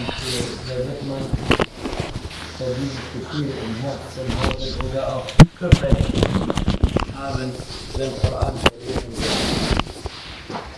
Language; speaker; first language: German; non-native, fluent; Arabic